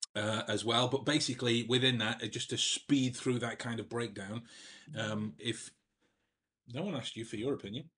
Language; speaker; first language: English; native; English